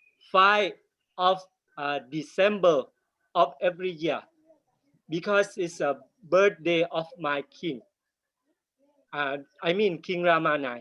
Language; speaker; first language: English; non-native, learner; Thai